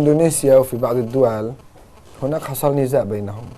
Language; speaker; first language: Arabic; non-native, fluent; Indonesian